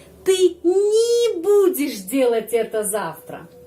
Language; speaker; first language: Russian; non-native, fluent; Indonesian